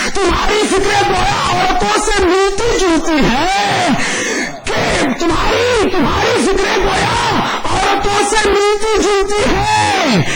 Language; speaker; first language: Urdu; native; Urdu